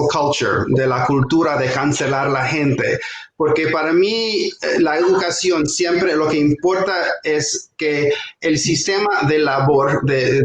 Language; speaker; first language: Spanish; non-native, fluent; English